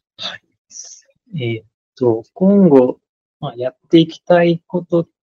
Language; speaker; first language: Japanese; non-native, fluent; Nepali